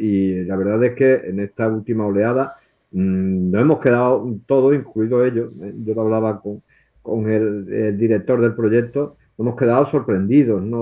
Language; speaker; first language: Spanish; native; Spanish